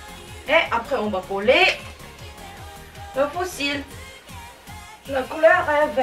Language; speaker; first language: French; non-native, learner; Japanese